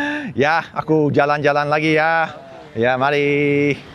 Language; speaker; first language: Indonesian; non-native, learner; English